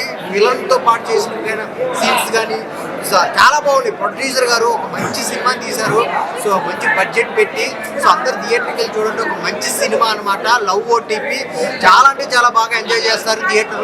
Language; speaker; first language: Telugu; native; Telugu